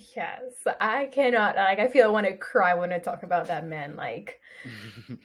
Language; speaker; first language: English; early bilingual, other home language; Spanish